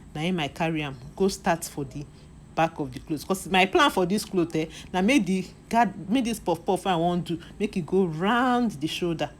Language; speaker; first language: Nigerian Pidgin; non-native, local second language; Igbo